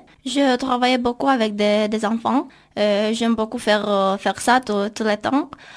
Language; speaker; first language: French; non-native, learner; Romanian